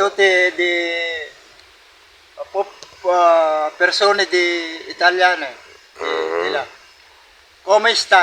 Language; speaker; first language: Italian; non-native, learner; Filipino